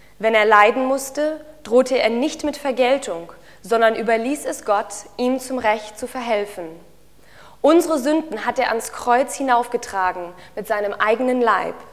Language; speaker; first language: German; native; German